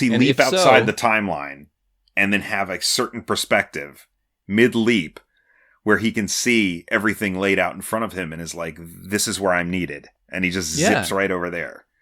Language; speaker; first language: English; native; English